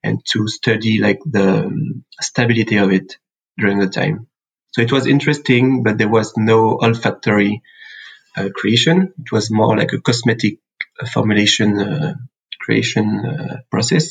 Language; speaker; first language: English; non-native, fluent; French